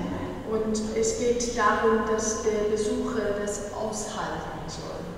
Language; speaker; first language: German; non-native, fluent; Persian